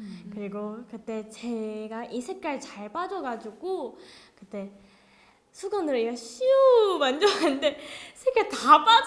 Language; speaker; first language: Korean; non-native, learner; Chinese